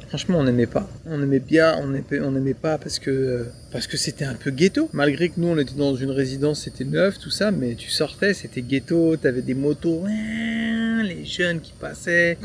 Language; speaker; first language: French; native; French